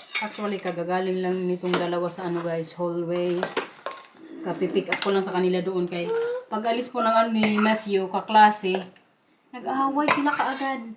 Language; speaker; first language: Filipino; non-native, local second language; Waray